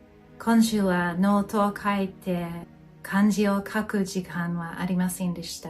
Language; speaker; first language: Japanese; non-native, fluent; English